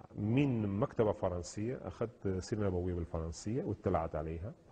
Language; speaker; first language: Arabic; non-native, fluent; Spanish